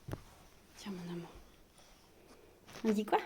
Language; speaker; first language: French; native; French